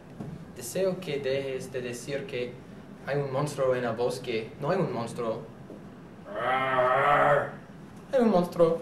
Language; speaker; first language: Spanish; non-native, learner; English